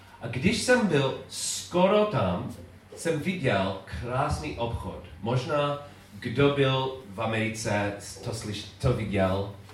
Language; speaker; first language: Czech; non-native, learner; English